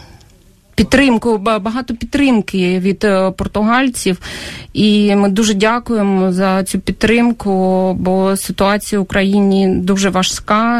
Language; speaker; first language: Ukrainian; non-native, local second language; Russian